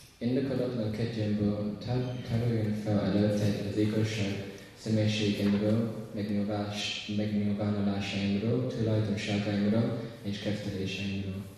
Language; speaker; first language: Hungarian; non-native, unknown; English